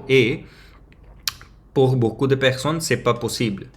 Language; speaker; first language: French; non-native, learner; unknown